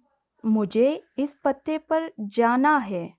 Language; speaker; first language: Hindi; non-native, fluent; Persian